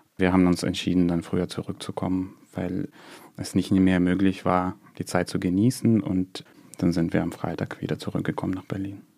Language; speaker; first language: German; non-native, fluent; Russian